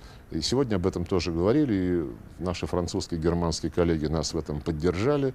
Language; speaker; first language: Russian; native; Russian